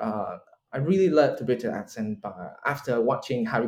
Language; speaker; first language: English; non-native, fluent; Vietnamese